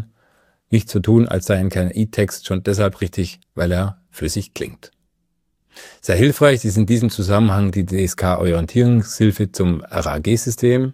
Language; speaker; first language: German; native; German